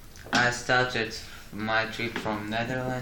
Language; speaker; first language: English; non-native, learner; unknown